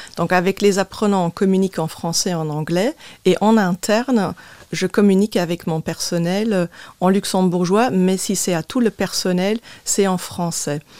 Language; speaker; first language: French; non-native, local second language; Luxembourgish